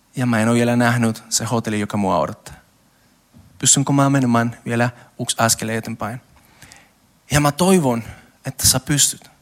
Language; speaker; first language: Finnish; non-native, learner; Spanish